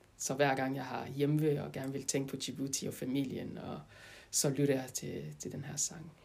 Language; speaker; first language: Danish; non-native, fluent; French